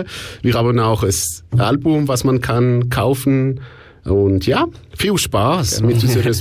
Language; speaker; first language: German; non-native, local second language; French